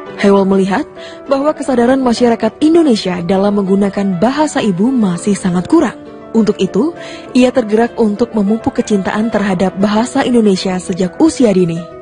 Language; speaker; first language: Indonesian; native; Indonesian